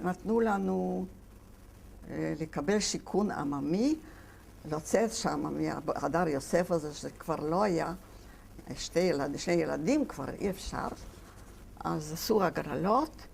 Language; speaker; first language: Hebrew; non-native, fluent; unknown